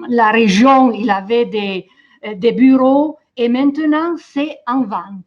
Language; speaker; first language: French; non-native, fluent; Italian